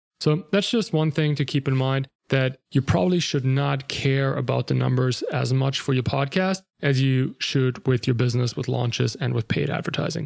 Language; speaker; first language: English; non-native, fluent; German